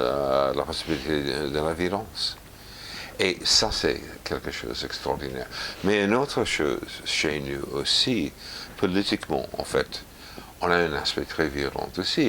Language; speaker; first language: French; non-native, fluent; English